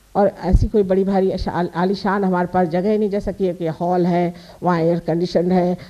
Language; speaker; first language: Hindi; non-native, local second language; Marathi